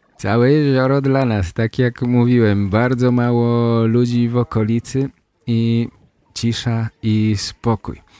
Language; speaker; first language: Polish; native; Polish